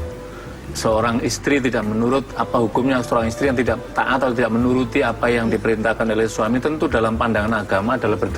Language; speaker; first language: Indonesian; native; Indonesian